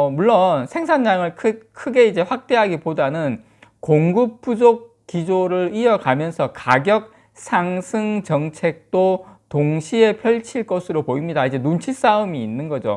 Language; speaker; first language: Korean; native; Korean